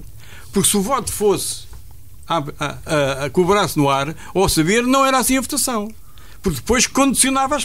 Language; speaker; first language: Portuguese; native; Portuguese